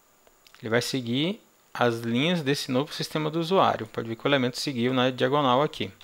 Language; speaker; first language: Portuguese; native; Portuguese